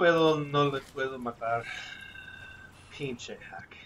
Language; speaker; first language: Spanish; non-native, learner; English